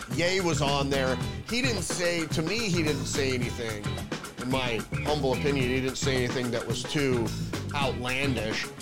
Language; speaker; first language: English; early bilingual, other home language; German